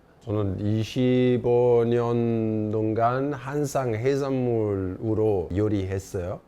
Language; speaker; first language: Korean; non-native, fluent; Italian